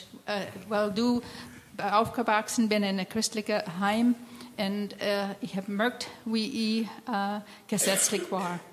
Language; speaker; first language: German; non-native, learner; English